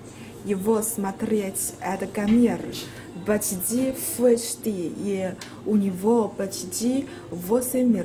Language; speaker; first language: Russian; non-native, learner; Chinese